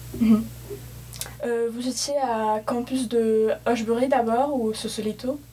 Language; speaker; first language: French; non-native, fluent; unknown